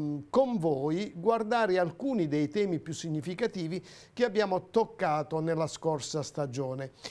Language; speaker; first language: Italian; native; Italian